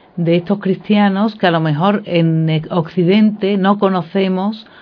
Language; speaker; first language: Spanish; non-native, fluent; Polish